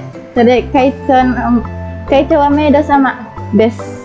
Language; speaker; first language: Japanese; non-native, learner; Indonesian